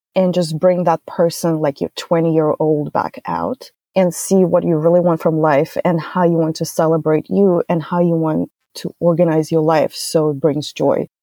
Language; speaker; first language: English; non-native, fluent; Russian